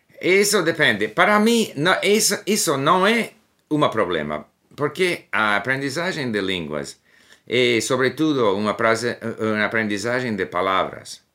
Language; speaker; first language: Portuguese; non-native, learner; English